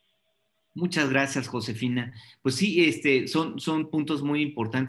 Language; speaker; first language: Spanish; native; Spanish